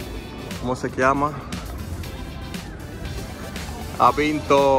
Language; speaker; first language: Italian; non-native, learner; Spanish